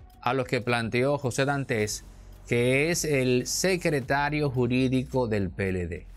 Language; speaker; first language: Spanish; native; Spanish